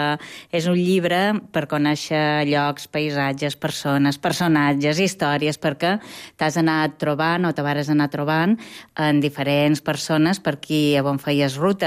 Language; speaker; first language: Catalan; native; Catalan